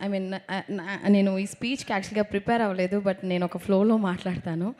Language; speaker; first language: Telugu; non-native, local second language; Tamil